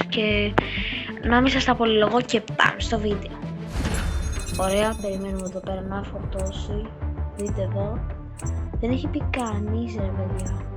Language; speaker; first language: Greek; native; Greek